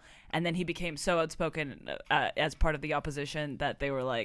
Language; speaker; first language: English; non-native, fluent; Russian